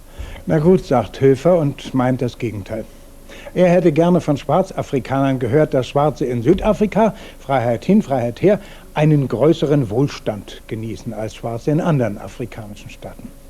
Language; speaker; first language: German; native; German